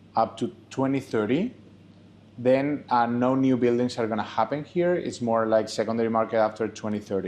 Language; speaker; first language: English; non-native, fluent; Spanish